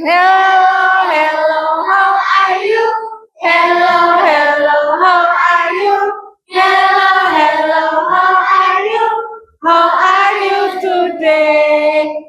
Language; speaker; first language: English; non-native, learner; Indonesian